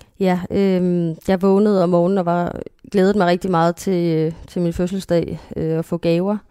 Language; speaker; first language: Danish; native; Danish